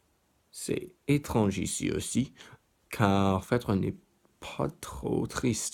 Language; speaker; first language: French; non-native, learner; English